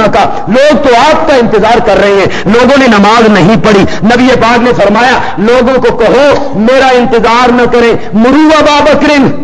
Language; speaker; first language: Urdu; non-native, local second language; Punjabi